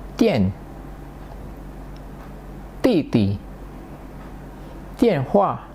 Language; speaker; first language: Chinese; non-native, fluent; Indonesian